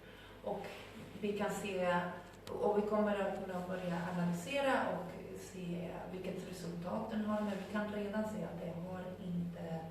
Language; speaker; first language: Swedish; non-native, fluent; Spanish